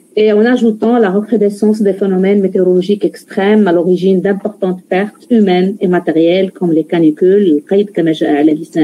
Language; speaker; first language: French; non-native, local second language; Arabic